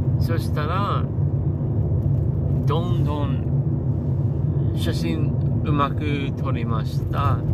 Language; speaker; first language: Japanese; non-native, learner; English